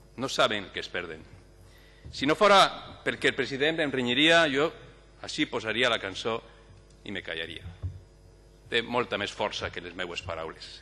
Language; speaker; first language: Catalan; non-native, local second language; Spanish